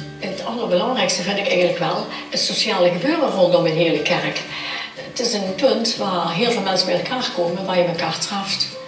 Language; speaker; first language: Dutch; native; Dutch